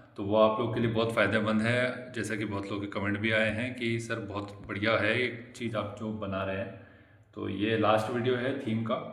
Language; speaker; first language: Hindi; native; Hindi